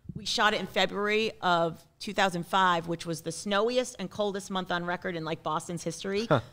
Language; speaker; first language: English; native; English